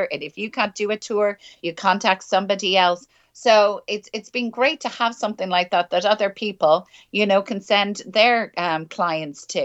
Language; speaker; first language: English; native; English